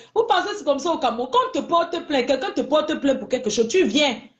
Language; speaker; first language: French; non-native, local second language; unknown